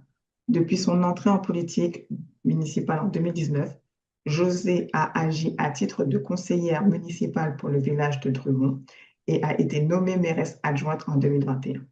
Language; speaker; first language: French; native; French